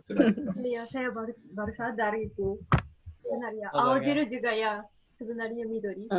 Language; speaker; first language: Indonesian; non-native, fluent; Japanese